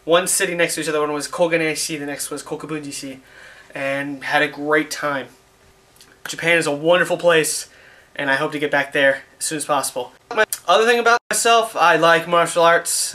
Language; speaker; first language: English; native; English